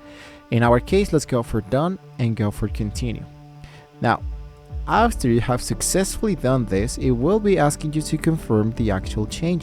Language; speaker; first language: English; non-native, fluent; Spanish